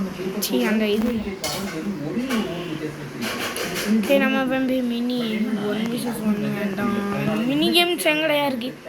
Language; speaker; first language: Tamil; native; Tamil